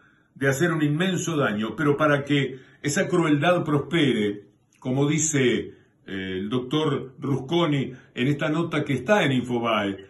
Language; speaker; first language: Spanish; native; Spanish